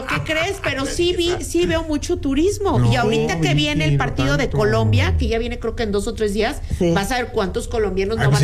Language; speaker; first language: Spanish; native; Spanish